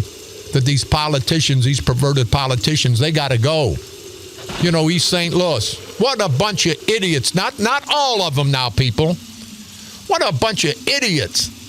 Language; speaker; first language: English; native; English